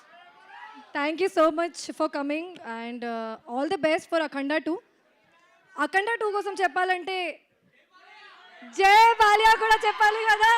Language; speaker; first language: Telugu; non-native, fluent; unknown